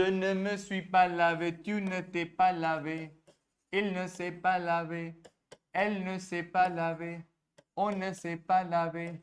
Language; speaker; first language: French; non-native, fluent; Hindi